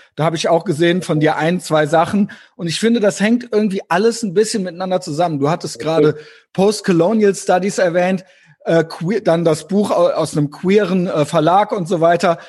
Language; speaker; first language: German; native; German